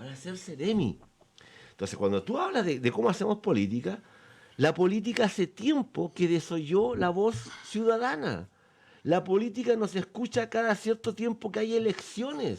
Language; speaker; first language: Spanish; native; Spanish